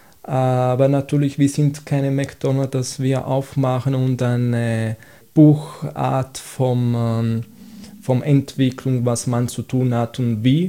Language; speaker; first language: German; non-native, fluent; Italian